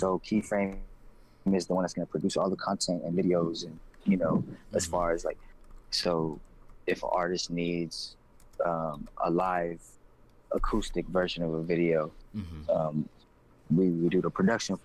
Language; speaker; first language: English; native; English